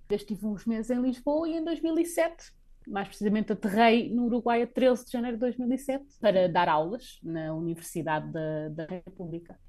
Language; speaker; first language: Portuguese; native; Portuguese